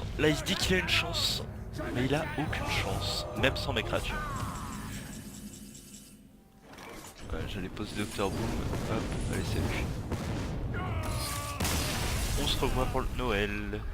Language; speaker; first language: French; native; French